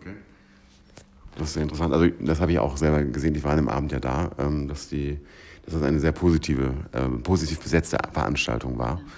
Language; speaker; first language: German; native; German